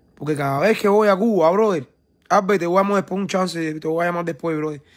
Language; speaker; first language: Spanish; native; Spanish